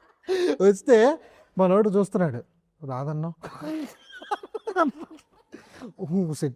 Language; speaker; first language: Telugu; native; Telugu